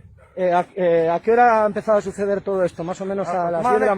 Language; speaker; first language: Spanish; native; Spanish